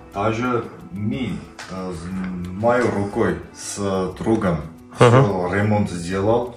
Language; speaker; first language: Russian; non-native, learner; Armenian